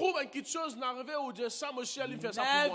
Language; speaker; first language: French; non-native, local second language; Morisyen